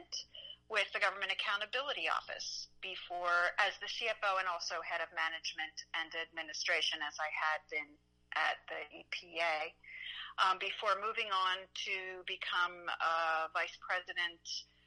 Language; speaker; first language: English; native; English